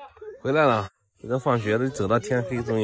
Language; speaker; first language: Chinese; native; Chinese